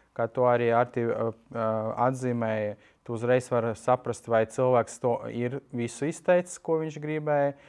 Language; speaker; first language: Latvian; non-native, local second language; Russian